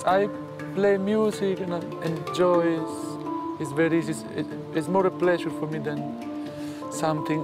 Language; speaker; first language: English; non-native, fluent; Italian